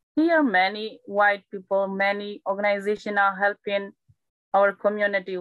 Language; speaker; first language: English; non-native, learner; Burmese